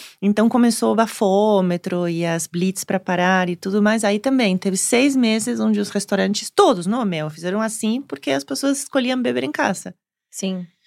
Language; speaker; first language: Portuguese; non-native, fluent; Spanish